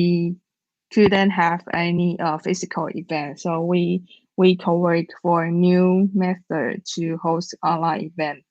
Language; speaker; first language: English; non-native, learner; Chinese